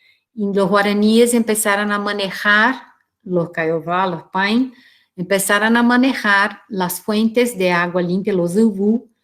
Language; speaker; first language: Spanish; non-native, fluent; Portuguese